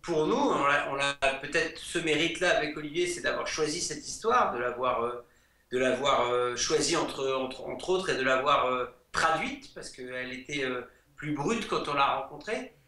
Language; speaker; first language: French; native; French